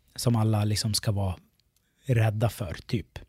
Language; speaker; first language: Swedish; early bilingual, other home language; Arabic